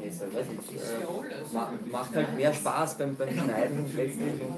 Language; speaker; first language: German; native; German